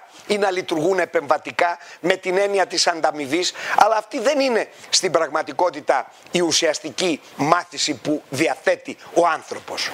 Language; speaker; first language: Greek; native; Greek